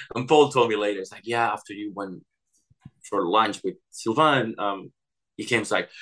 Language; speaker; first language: English; non-native, fluent; Spanish